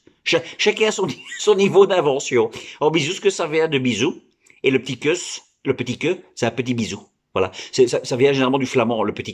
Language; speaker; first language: French; native; French